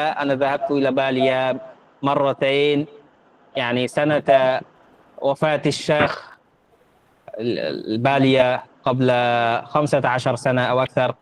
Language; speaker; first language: Arabic; non-native, fluent; Bangla